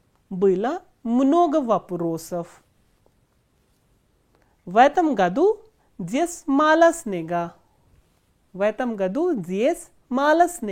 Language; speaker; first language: Russian; non-native, fluent; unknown